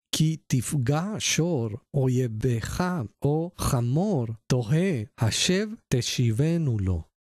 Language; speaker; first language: Hebrew; non-native, learner; Spanish